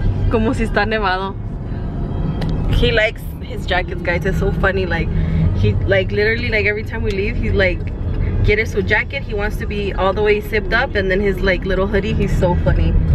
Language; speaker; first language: English; early bilingual, other home language; Spanish